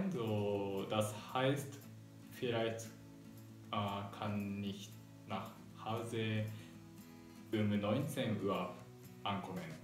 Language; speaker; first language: German; non-native, learner; Japanese